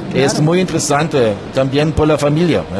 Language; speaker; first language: Spanish; non-native, learner; German